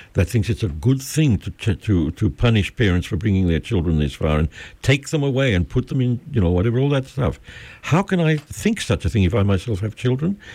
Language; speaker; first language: English; early bilingual, other home language; Spanish